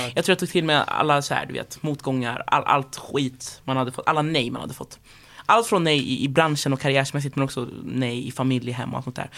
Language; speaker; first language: Swedish; early bilingual, other home language; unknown